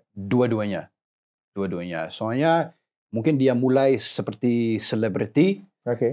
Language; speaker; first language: Indonesian; non-native, fluent; English